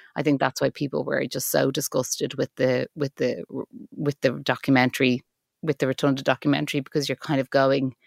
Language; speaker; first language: English; native; English